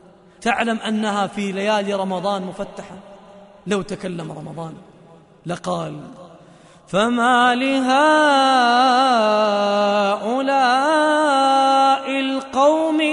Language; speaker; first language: Arabic; native; Arabic